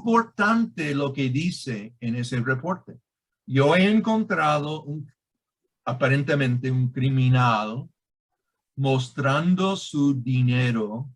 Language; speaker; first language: Spanish; non-native, fluent; English